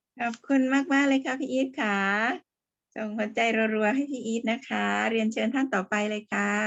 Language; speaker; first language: Thai; native; Thai